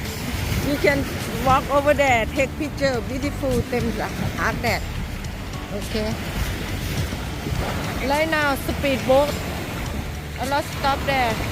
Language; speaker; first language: English; non-native, learner; Thai